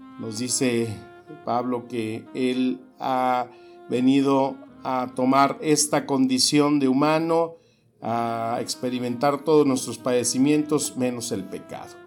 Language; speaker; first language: Spanish; native; Spanish